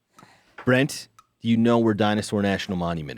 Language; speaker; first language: English; native; English